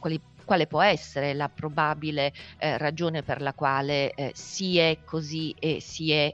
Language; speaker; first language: Italian; native; Italian